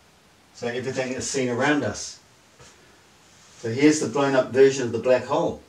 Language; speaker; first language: English; native; English